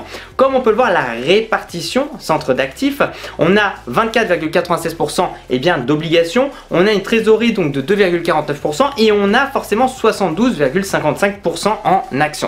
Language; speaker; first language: French; native; French